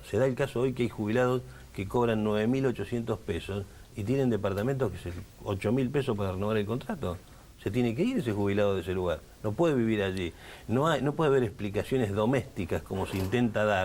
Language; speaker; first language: Spanish; native; Spanish